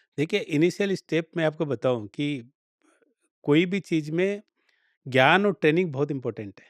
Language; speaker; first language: Hindi; native; Hindi